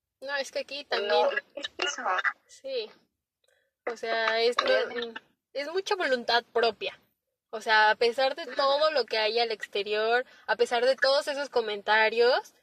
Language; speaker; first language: Spanish; native; Spanish